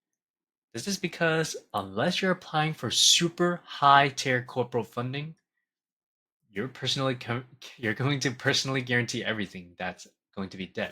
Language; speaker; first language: English; native; English